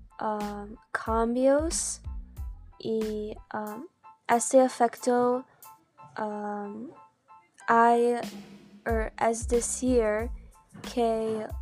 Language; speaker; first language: Spanish; non-native, learner; English